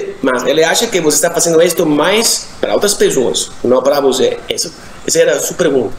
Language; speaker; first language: Portuguese; non-native, learner; English